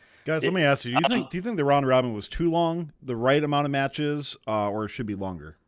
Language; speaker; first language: English; native; English